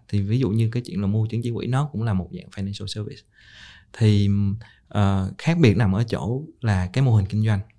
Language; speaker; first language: Vietnamese; native; Vietnamese